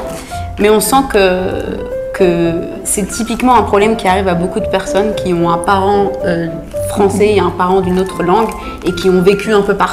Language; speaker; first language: French; native; French